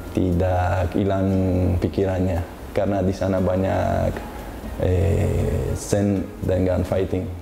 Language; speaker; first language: Indonesian; non-native, learner; Uzbek